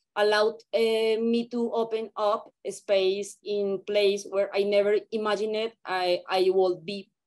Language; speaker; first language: English; non-native, learner; Spanish